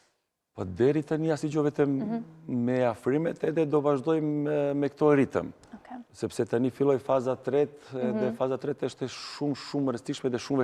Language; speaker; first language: Albanian; non-native, learner; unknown